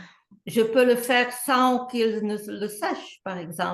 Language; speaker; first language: French; non-native, fluent; Czech